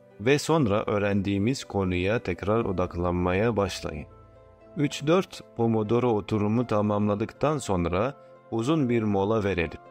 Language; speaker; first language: Turkish; non-native, fluent; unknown